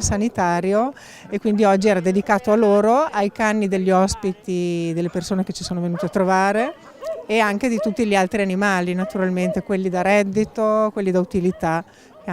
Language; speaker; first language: Italian; native; Italian